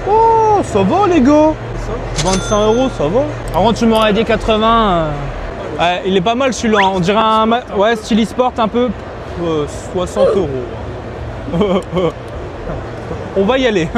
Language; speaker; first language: French; native; French